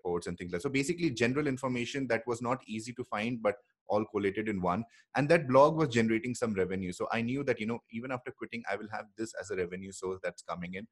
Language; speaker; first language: English; non-native, local second language; Hindi